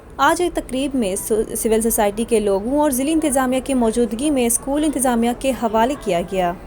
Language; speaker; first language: Urdu; non-native, local second language; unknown